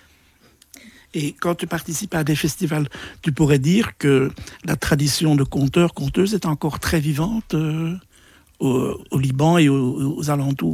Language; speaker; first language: French; native; French